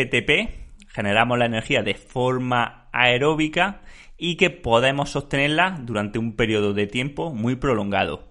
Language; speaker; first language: Spanish; native; Spanish